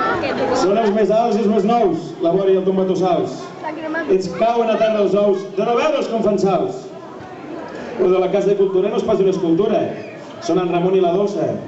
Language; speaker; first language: Catalan; native; Catalan